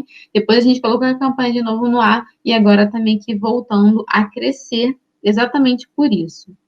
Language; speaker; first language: Portuguese; native; Portuguese